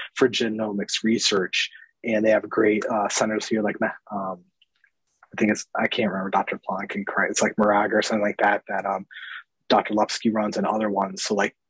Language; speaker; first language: English; native; English